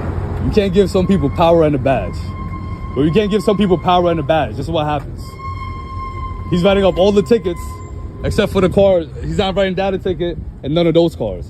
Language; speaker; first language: English; native; English